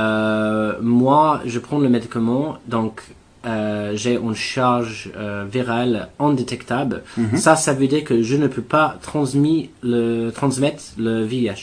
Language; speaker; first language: French; non-native, learner; English